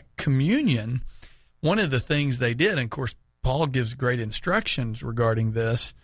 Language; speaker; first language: English; native; English